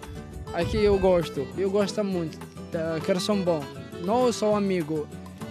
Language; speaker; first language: Portuguese; non-native, learner; Arabic